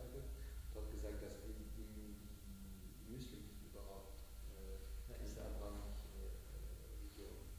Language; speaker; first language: German; non-native, learner; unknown